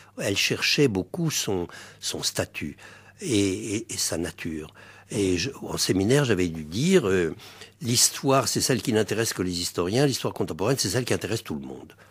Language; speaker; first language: French; native; French